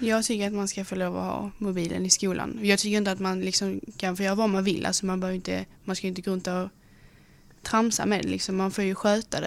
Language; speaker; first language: Swedish; native; Swedish